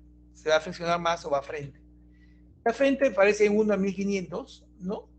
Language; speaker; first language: Spanish; native; Spanish